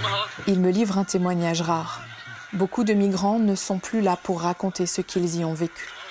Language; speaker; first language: French; native; French